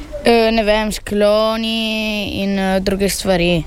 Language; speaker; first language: Slovenian; early bilingual, heritage; Italian